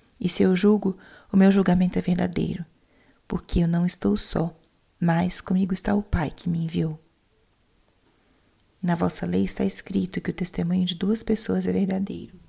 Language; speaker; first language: Portuguese; native; Portuguese